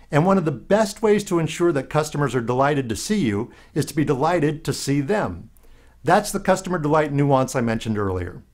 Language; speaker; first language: English; native; English